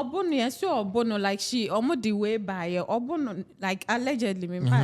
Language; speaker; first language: English; non-native, local second language; Akan